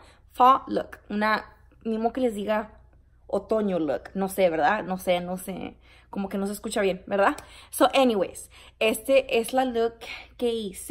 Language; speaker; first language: Spanish; early bilingual, heritage; Spanish